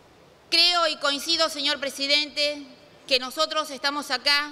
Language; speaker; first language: Spanish; native; Spanish